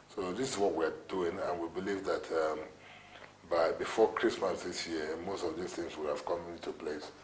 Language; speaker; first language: English; non-native, local second language; Igbo